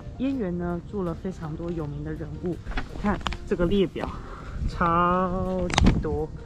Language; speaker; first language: Chinese; native; Chinese